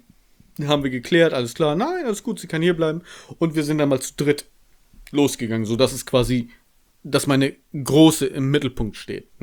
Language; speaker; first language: German; native; German